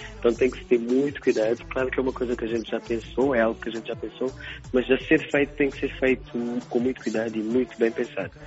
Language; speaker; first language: Portuguese; non-native, local second language; Kabuverdianu